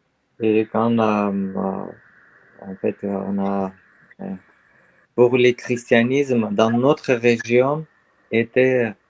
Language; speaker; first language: French; non-native, learner; Armenian